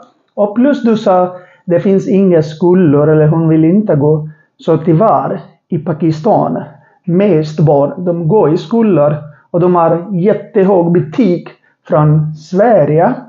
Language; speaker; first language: Swedish; non-native, learner; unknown